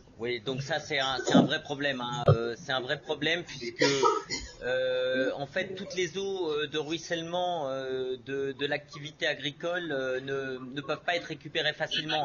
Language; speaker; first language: French; native; French